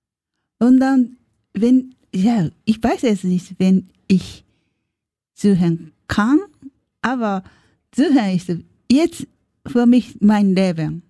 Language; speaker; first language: German; non-native, learner; Japanese